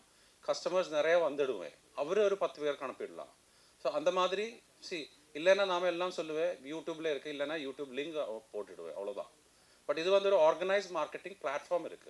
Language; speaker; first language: Tamil; non-native, fluent; Malayalam